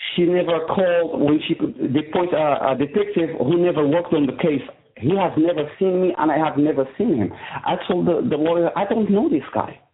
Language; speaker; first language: English; non-native, fluent; Arabic